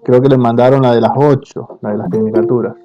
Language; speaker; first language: Spanish; native; Spanish